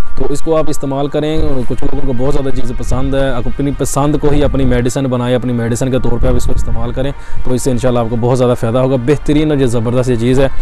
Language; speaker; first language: Urdu; non-native, local second language; Punjabi